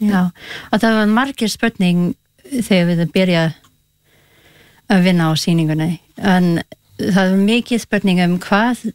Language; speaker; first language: Icelandic; non-native, learner; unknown